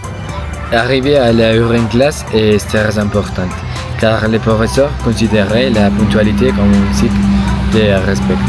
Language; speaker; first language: French; non-native, learner; Spanish